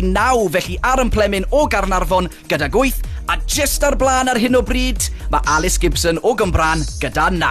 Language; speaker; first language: Welsh; native; Welsh